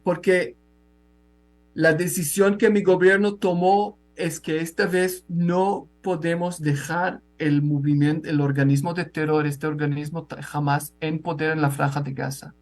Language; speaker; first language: Spanish; non-native, fluent; Hebrew